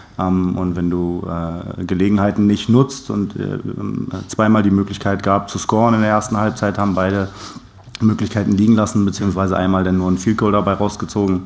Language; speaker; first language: German; native; German